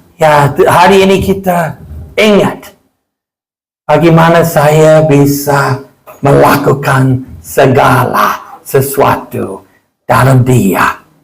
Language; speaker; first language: Malay; non-native, fluent; English